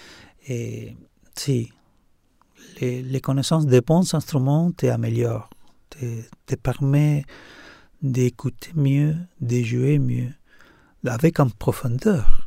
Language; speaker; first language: French; non-native, learner; Spanish